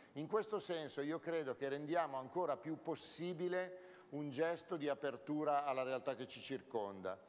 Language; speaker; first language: Italian; native; Italian